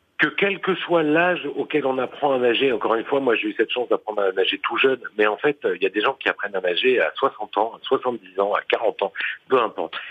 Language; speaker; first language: French; native; French